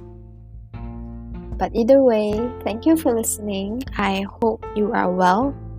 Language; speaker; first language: English; non-native, local second language; Chinese